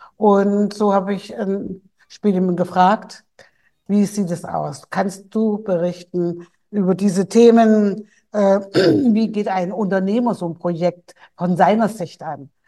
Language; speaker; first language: German; native; German